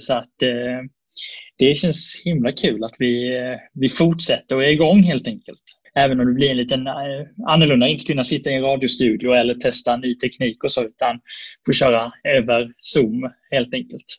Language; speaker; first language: Swedish; native; Swedish